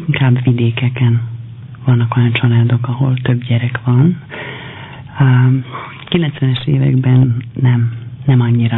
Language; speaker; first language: Hungarian; non-native, fluent; Albanian